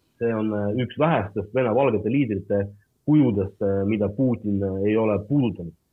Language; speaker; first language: Estonian; non-native, local second language; Russian